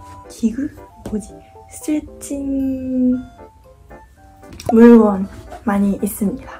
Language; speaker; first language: Korean; non-native, fluent; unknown